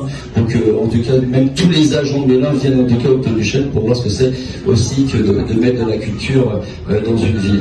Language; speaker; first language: French; native; French